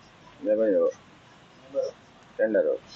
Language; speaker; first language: English; non-native, learner; Nepali